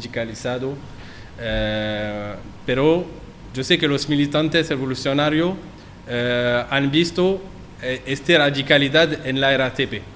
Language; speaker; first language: Spanish; non-native, learner; French